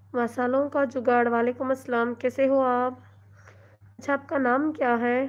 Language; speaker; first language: Hindi; non-native, local second language; Urdu